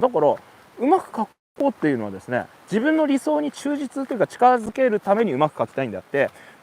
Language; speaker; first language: Japanese; native; Japanese